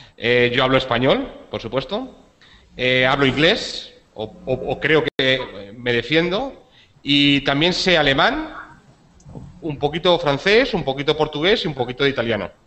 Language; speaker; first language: Spanish; native; Spanish